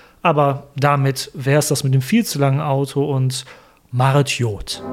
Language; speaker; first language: German; native; German